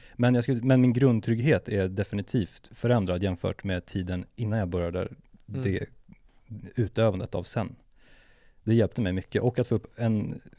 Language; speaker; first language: Swedish; early bilingual, other home language; Albanian